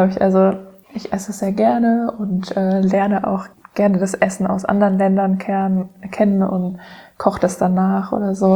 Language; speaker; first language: German; native; German